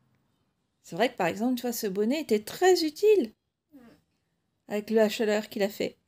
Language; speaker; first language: French; native; French